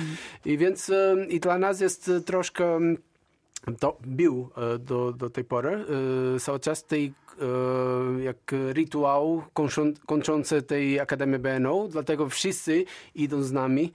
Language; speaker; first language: Polish; non-native, learner; Portuguese